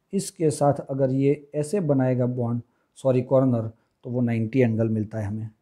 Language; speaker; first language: Hindi; non-native, local second language; Gujarati